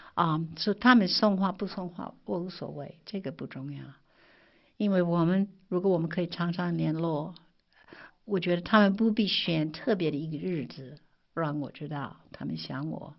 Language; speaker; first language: Chinese; non-native, fluent; English